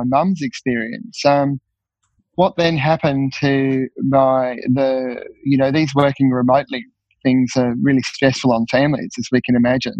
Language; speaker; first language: English; native; English